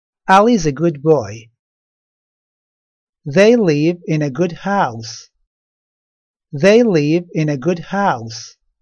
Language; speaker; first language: English; non-native, fluent; Persian